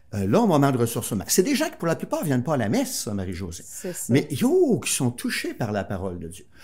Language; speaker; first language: French; native; French